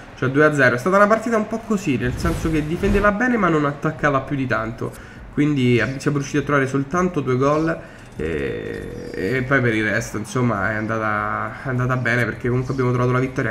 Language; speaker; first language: Italian; native; Italian